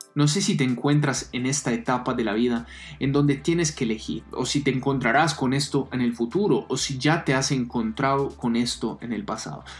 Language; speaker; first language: Spanish; non-native, fluent; Italian